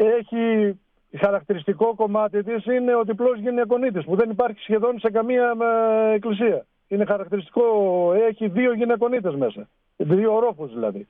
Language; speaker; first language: Greek; native; Greek